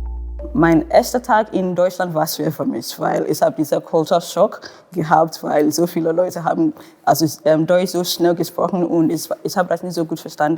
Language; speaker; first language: German; non-native, fluent; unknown